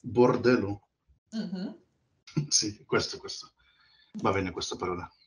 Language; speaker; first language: Italian; non-native, learner; Spanish